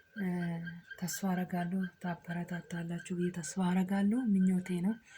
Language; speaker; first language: Amharic; non-native, local second language; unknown